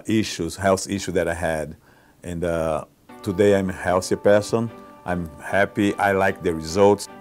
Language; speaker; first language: English; non-native, fluent; Portuguese